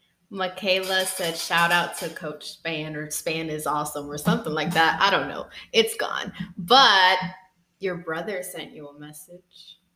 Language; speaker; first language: English; early bilingual, other home language; Spanish